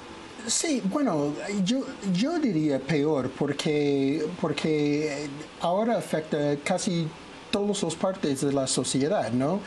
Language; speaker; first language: Spanish; non-native, fluent; English